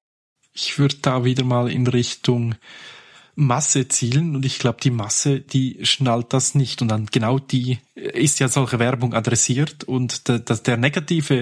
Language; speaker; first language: German; native; German